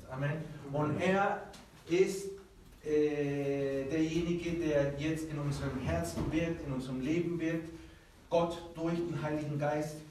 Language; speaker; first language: German; early bilingual, heritage; Spanish